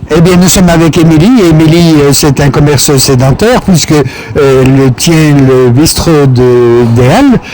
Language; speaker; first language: French; native; French